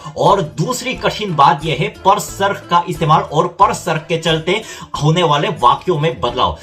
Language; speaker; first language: Hindi; non-native, fluent; Korean